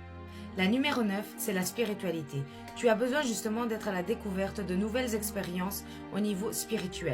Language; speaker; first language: French; native; French